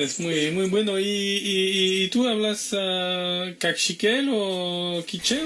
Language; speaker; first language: Spanish; non-native, fluent; French